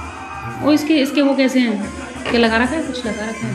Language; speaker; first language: Spanish; non-native, learner; Hindi